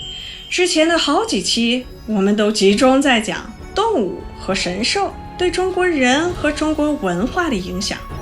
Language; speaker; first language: Chinese; native; Chinese